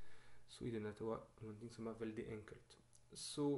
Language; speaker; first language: Norwegian; non-native, learner; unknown